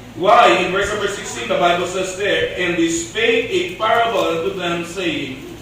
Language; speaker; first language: English; non-native, local second language; Filipino